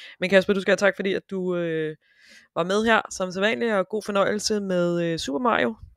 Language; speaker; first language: Danish; native; Danish